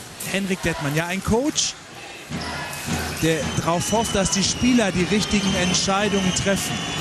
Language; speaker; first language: German; native; German